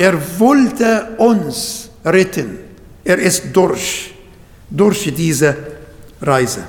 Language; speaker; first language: German; non-native, learner; Arabic